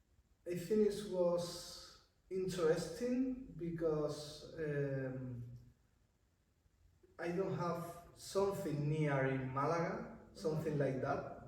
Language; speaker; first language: English; non-native, learner; Spanish